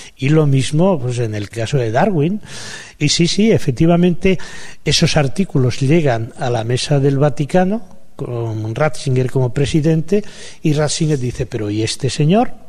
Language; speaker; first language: Spanish; native; Spanish